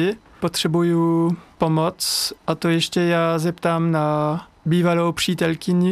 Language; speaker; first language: Czech; non-native, learner; French